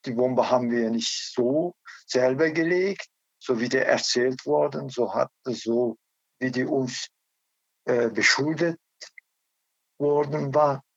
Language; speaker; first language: German; non-native, learner; Turkish